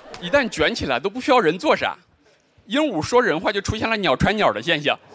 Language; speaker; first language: Chinese; native; Chinese